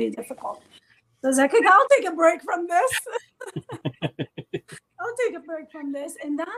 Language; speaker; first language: English; non-native, fluent; Persian